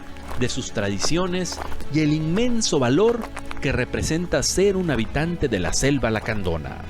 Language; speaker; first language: Spanish; native; Spanish